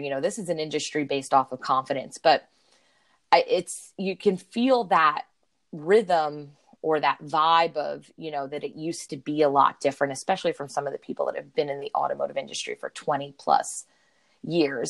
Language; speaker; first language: English; native; English